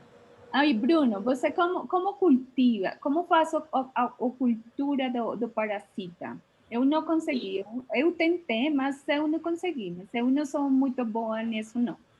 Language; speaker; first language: Portuguese; non-native, fluent; Spanish